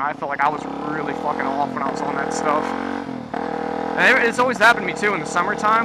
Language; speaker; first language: English; native; English